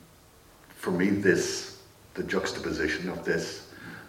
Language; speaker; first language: English; native; English